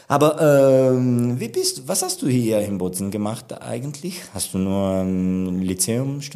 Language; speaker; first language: German; non-native, local second language; Italian